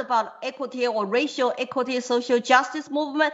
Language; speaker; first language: English; non-native, fluent; Chinese